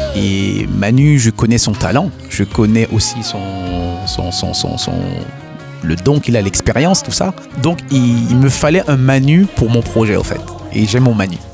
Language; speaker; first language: French; non-native, local second language; Haitian Creole